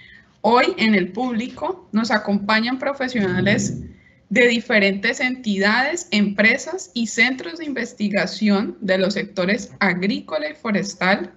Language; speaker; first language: Spanish; native; Spanish